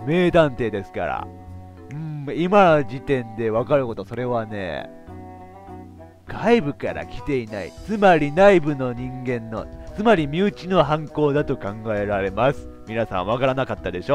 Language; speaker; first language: Japanese; native; Japanese